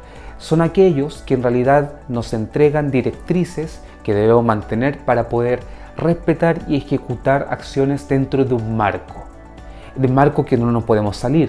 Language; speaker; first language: Spanish; native; Spanish